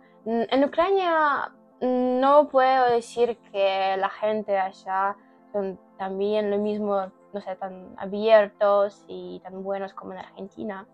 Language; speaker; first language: Spanish; non-native, learner; Ukrainian